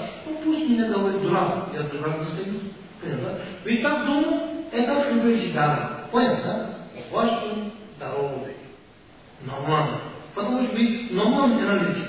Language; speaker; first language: Russian; non-native, learner; Tibetan